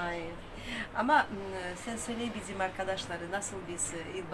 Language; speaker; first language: Turkish; non-native, learner; Russian